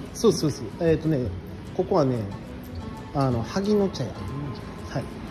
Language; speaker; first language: Japanese; native; Japanese